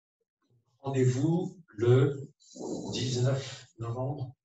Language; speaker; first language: French; native; French